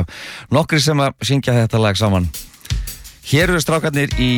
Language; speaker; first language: Icelandic; native; Icelandic